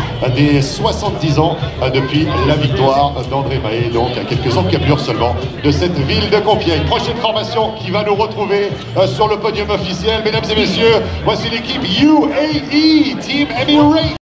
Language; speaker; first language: French; native; French